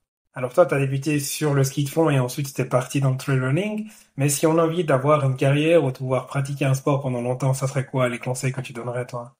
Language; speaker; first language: French; native; French